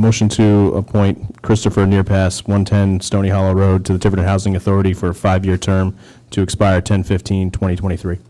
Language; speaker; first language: English; native; English